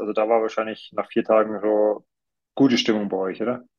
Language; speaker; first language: German; native; German